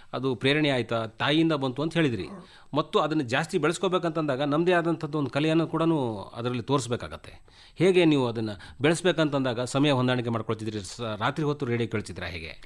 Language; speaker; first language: Kannada; native; Kannada